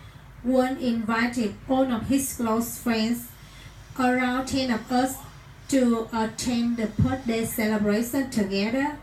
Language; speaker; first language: English; non-native, learner; Vietnamese